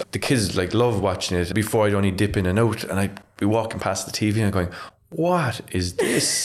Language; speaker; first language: English; native; English